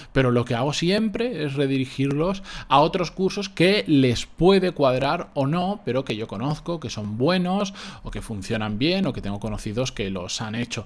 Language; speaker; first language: Spanish; native; Spanish